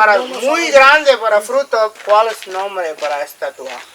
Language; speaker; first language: Spanish; non-native, learner; Tamil